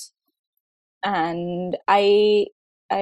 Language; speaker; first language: English; non-native, local second language; Hindi